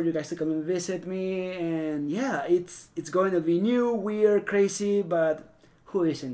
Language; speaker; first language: English; non-native, fluent; Spanish